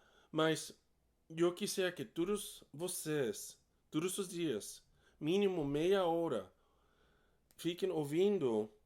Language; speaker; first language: Portuguese; non-native, learner; English